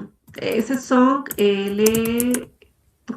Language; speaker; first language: French; non-native, learner; Spanish